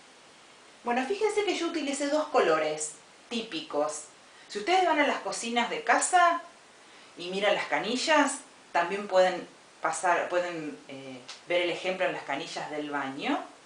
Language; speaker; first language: Spanish; native; Spanish